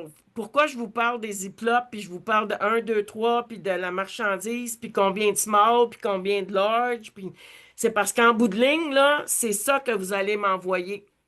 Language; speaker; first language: French; native; French